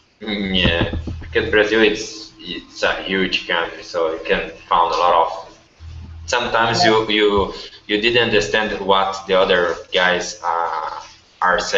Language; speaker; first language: English; non-native, learner; Portuguese